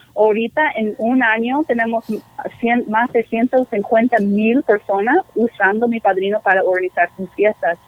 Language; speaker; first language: Spanish; non-native, fluent; English